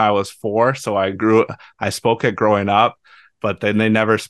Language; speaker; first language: English; native; English